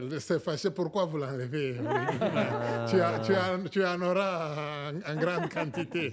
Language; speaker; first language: French; non-native, local second language; Swahili